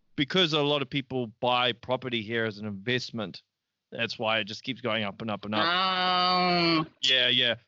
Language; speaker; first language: English; native; English